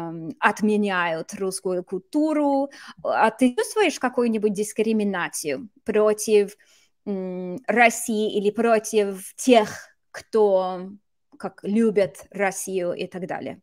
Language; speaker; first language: Russian; non-native, fluent; English